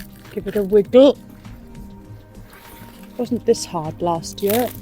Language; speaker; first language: English; native; English